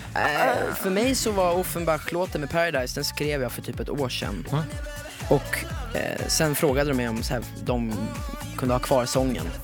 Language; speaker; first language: Swedish; early bilingual, other home language; Italian